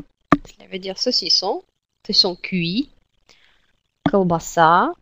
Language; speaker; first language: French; non-native, fluent; Russian